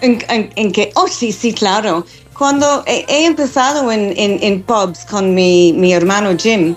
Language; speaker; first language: Spanish; non-native, learner; English